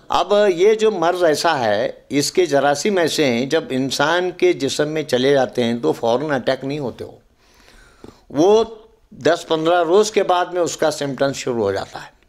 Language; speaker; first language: Urdu; native; Urdu